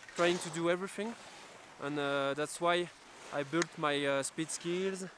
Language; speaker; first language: English; non-native, learner; French